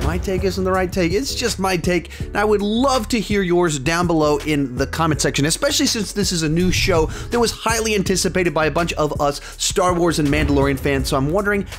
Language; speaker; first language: English; native; English